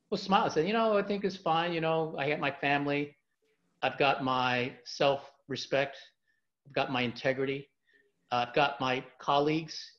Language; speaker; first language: English; native; English